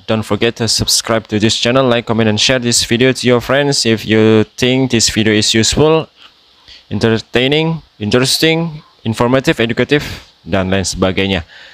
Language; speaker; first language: English; non-native, fluent; Indonesian